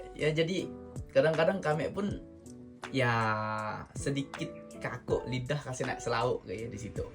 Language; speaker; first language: Indonesian; native; Indonesian